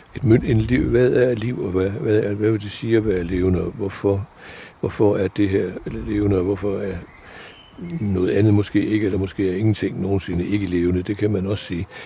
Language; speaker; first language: Danish; native; Danish